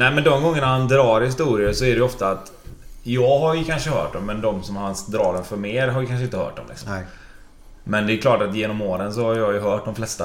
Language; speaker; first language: Swedish; native; Swedish